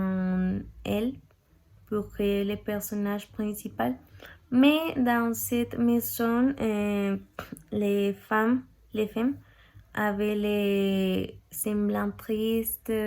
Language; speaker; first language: French; non-native, learner; Spanish